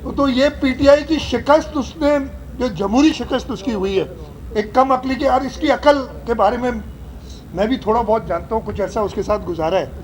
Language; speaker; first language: Urdu; non-native, local second language; Sindhi